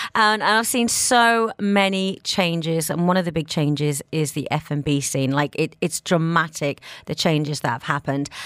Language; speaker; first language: English; native; English